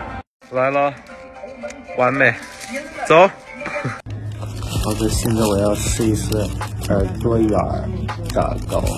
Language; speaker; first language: Chinese; non-native, fluent; Thai